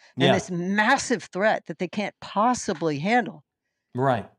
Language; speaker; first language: English; native; English